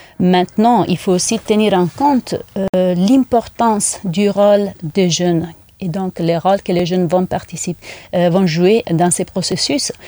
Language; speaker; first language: French; non-native, fluent; Italian